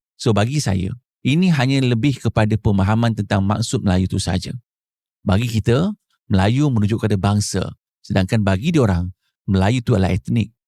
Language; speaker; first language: Malay; native; Malay